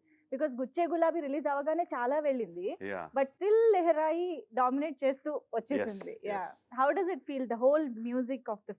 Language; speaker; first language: Telugu; native; Telugu